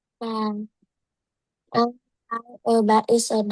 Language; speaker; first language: English; non-native, learner; Vietnamese